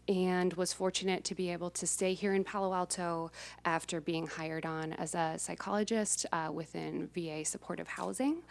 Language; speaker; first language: English; native; English